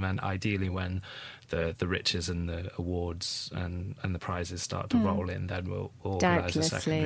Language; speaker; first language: English; native; English